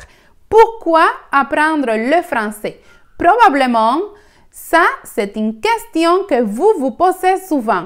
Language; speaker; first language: French; non-native, fluent; Spanish